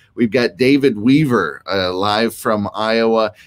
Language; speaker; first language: English; native; English